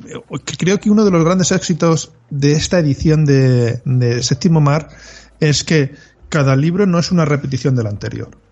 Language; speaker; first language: Spanish; native; Spanish